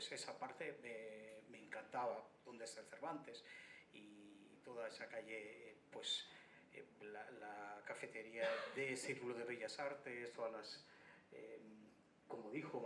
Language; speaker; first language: Spanish; non-native, fluent; Bangla